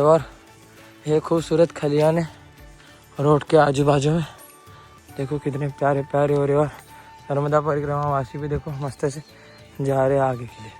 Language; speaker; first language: Hindi; non-native, local second language; Marathi